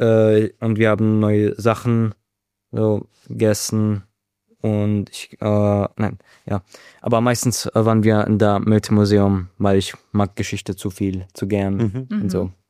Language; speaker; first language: German; non-native, learner; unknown